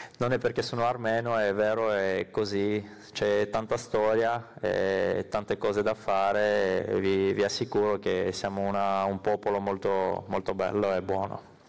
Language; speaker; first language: Italian; non-native, fluent; Armenian